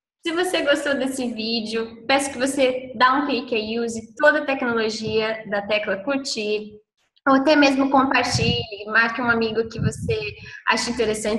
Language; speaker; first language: Portuguese; native; Portuguese